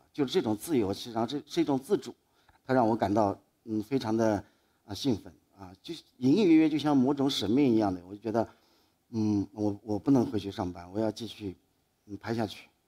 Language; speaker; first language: Chinese; native; Chinese